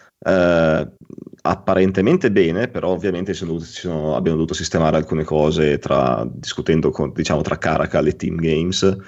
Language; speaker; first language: Italian; native; Italian